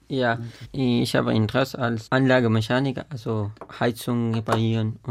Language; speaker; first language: German; non-native, fluent; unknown